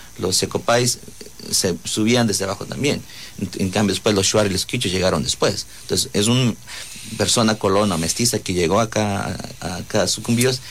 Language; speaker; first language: Spanish; non-native, local second language; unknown